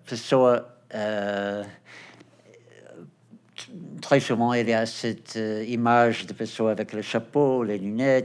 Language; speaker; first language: French; non-native, fluent; Portuguese